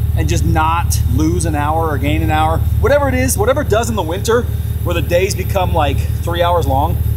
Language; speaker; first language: English; native; English